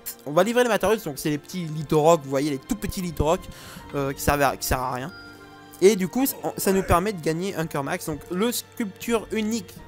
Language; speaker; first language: French; native; French